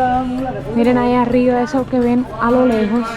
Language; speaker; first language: Spanish; native; Spanish